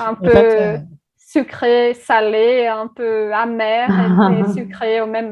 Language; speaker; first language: French; non-native, fluent; Portuguese